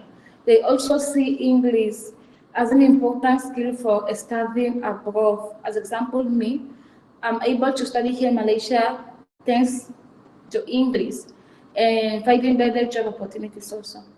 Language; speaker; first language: English; non-native, fluent; Fang